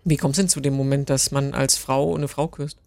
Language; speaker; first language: German; native; German